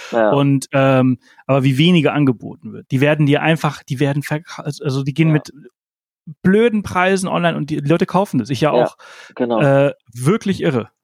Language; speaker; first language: German; native; German